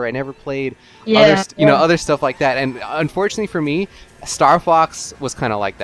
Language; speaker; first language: English; native; English